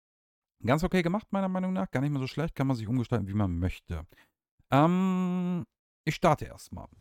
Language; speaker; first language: German; native; German